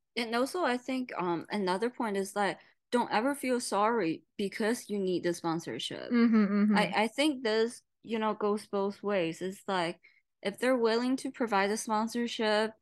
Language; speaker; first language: English; non-native, fluent; Chinese